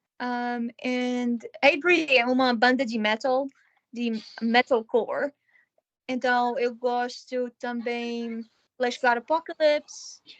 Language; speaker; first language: Portuguese; non-native, learner; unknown